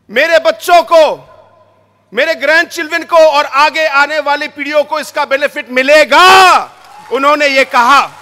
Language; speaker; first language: Hindi; non-native, local second language; Garo